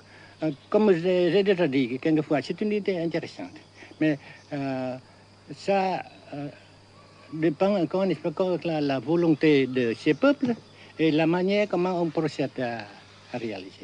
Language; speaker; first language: French; non-native, fluent; Vietnamese